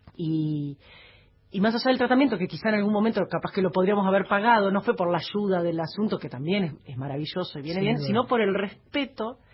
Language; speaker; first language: Spanish; native; Spanish